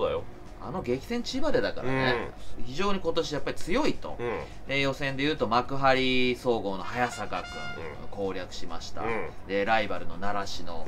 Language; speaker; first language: Japanese; native; Japanese